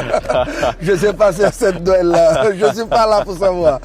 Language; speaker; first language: French; non-native, learner; Portuguese